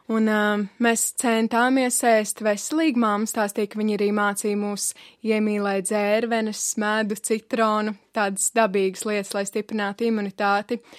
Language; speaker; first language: Latvian; native; Latvian